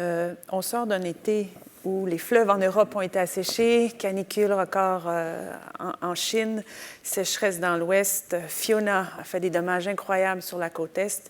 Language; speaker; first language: French; native; French